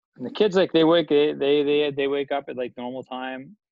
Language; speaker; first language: English; native; English